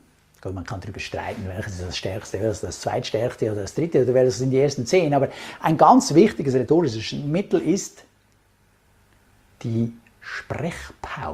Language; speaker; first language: German; native; German